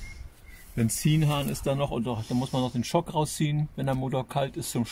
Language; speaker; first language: German; native; German